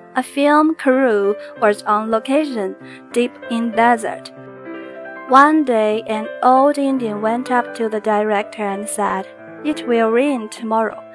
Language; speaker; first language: English; non-native, fluent; Chinese